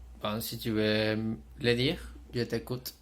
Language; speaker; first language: French; non-native, fluent; Spanish